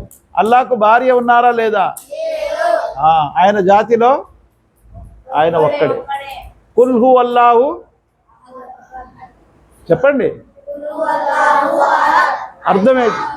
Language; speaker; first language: Telugu; non-native, local second language; Urdu